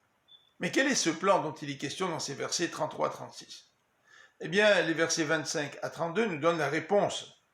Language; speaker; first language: French; native; French